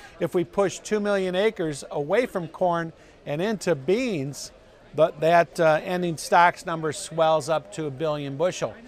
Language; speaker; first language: English; native; English